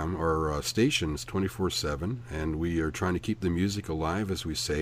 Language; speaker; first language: English; native; English